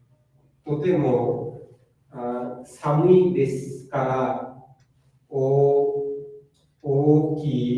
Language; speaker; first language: Japanese; non-native, learner; Bangla